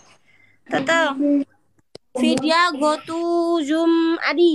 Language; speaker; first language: English; non-native, learner; Indonesian